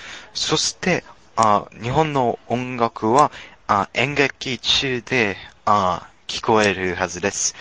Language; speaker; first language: Japanese; non-native, learner; English